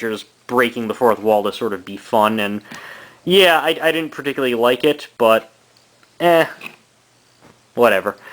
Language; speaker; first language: English; native; English